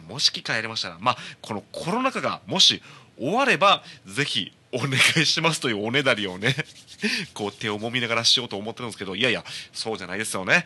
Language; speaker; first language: Japanese; native; Japanese